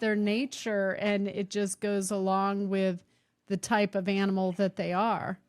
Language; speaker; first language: English; native; English